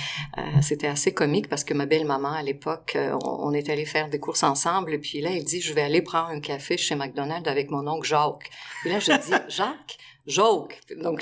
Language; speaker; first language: French; non-native, fluent; Russian